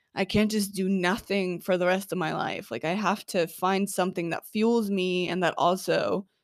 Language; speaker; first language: English; non-native, fluent; Norwegian